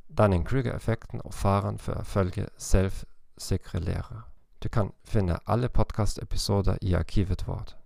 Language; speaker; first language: Norwegian; non-native, learner; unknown